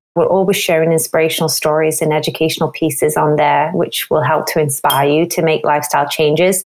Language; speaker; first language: English; native; English